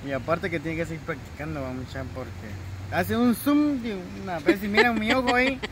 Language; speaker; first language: Spanish; native; Spanish